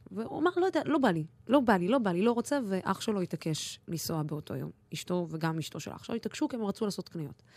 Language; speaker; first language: Hebrew; non-native, local second language; Arabic